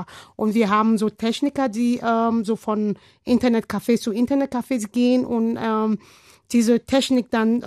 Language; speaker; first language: German; non-native, learner; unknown